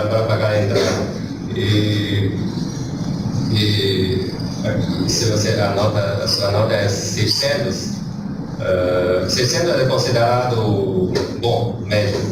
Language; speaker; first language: Portuguese; non-native, learner; Chinese